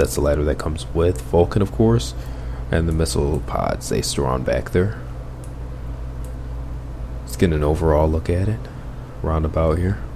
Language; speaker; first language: English; native; English